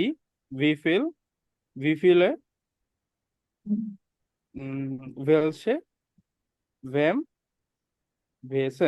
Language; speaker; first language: German; non-native, learner; Bangla